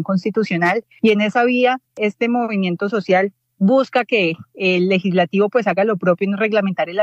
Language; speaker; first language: Spanish; native; Spanish